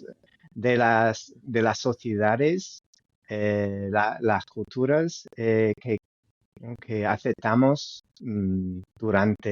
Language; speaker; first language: Spanish; non-native, fluent; English